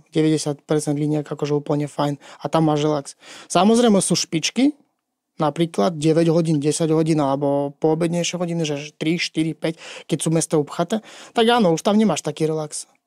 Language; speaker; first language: Slovak; non-native, fluent; Ukrainian